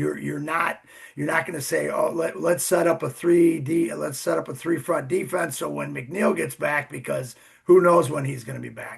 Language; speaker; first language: English; native; English